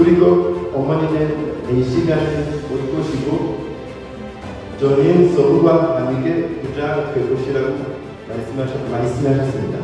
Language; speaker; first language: Korean; non-native, learner; Kinyarwanda